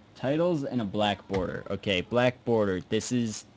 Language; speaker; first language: English; native; English